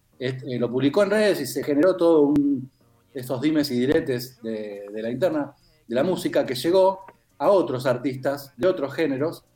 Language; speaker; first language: Spanish; native; Spanish